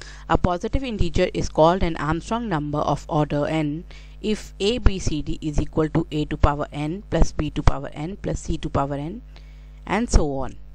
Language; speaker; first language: English; non-native, local second language; Hindi